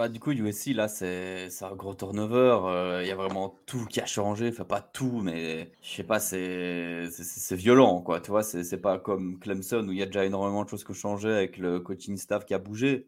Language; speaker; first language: French; native; French